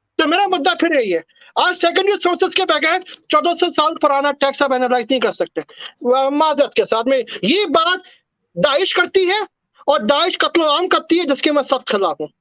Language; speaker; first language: Urdu; native; Urdu